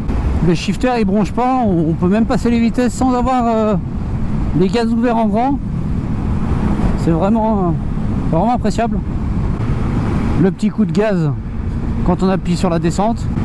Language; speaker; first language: French; native; French